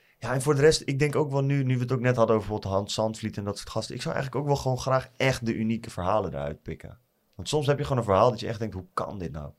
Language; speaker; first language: Dutch; native; Dutch